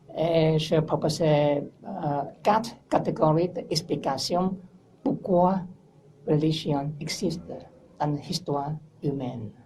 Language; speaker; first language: French; non-native, learner; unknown